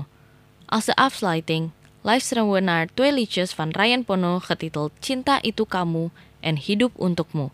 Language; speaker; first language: Dutch; non-native, learner; Indonesian